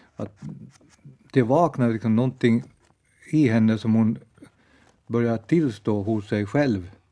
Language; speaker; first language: Swedish; native; Swedish